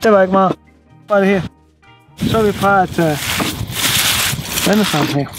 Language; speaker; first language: Danish; non-native, learner; Swahili